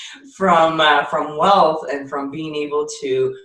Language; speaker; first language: English; non-native, fluent; Ukrainian